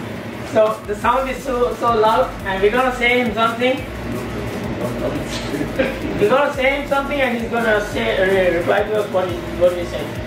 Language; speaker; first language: English; non-native, fluent; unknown